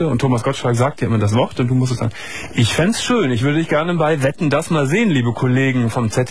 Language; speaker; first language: German; native; German